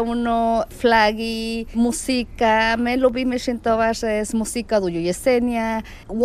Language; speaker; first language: Polish; non-native, learner; Spanish